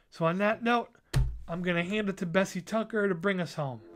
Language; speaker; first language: English; native; English